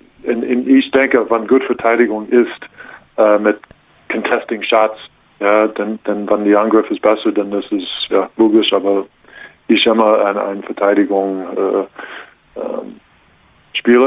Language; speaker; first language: German; non-native, learner; English